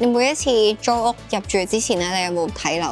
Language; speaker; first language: Cantonese; native; Cantonese